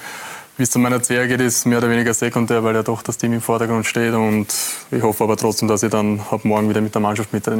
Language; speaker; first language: German; native; German